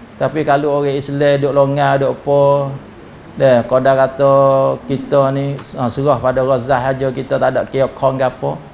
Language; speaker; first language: Malay; native; Malay